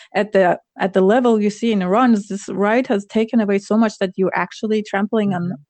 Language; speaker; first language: English; non-native, fluent; Persian